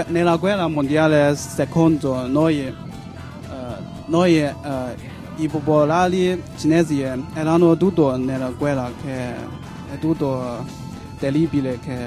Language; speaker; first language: Italian; non-native, learner; Chinese